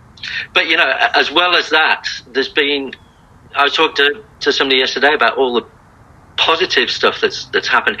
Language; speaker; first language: English; native; English